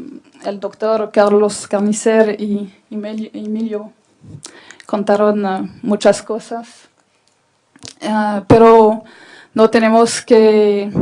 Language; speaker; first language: Spanish; non-native, fluent; French